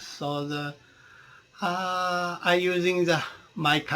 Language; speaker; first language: English; non-native, learner; Japanese